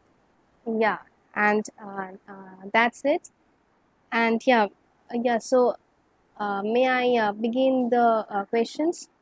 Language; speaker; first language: English; non-native, local second language; Bangla